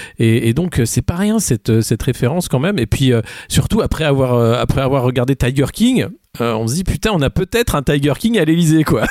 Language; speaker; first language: French; native; French